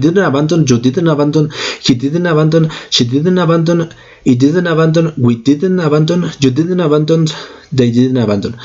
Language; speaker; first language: English; non-native, fluent; Spanish